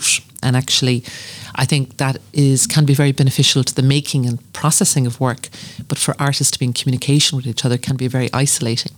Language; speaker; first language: English; native; English